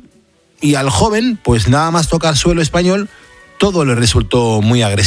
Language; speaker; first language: Spanish; native; Spanish